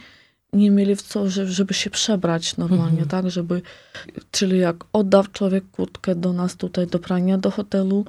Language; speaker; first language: Polish; non-native, fluent; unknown